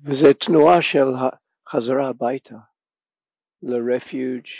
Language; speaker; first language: Hebrew; non-native, fluent; English